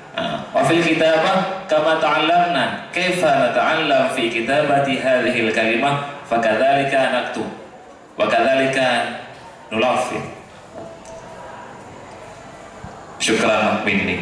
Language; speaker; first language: Arabic; non-native, fluent; Indonesian